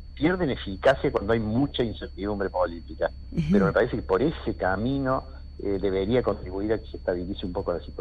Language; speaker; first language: Spanish; native; Spanish